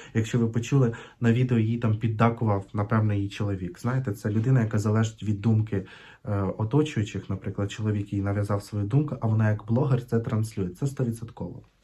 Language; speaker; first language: Ukrainian; non-native, local second language; Russian